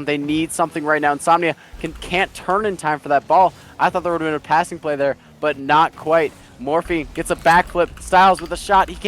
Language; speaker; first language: English; native; English